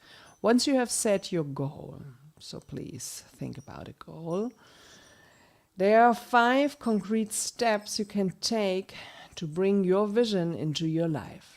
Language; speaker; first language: English; non-native, fluent; German